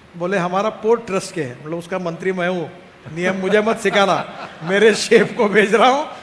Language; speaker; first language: Hindi; non-native, local second language; Marathi